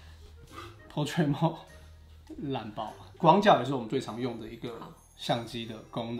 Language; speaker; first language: Chinese; native; Chinese